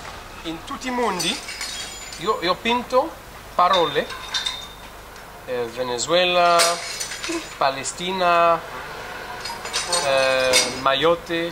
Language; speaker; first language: Italian; non-native, learner; French